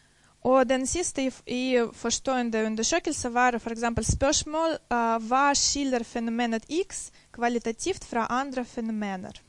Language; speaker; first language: Norwegian; non-native, fluent; Dutch